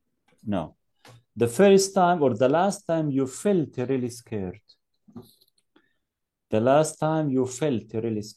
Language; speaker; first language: English; non-native, fluent; Arabic